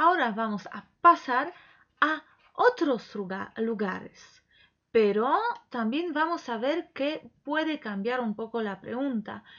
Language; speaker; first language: Spanish; non-native, fluent; Polish